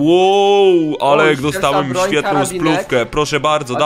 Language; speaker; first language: Polish; native; Polish